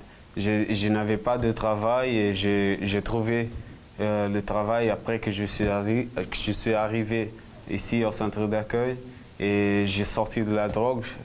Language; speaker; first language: French; non-native, fluent; Portuguese